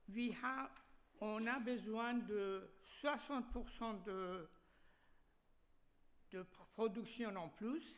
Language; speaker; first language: French; non-native, fluent; Persian